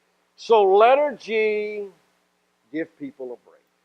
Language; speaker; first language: English; native; English